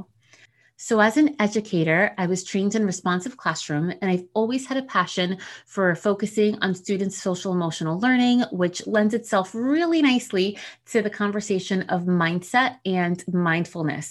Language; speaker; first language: English; early bilingual, other home language; Spanish